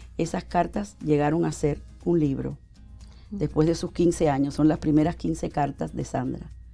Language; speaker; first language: Spanish; native; Spanish